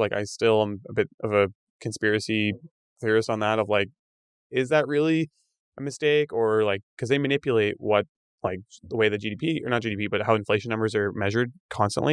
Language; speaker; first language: English; native; English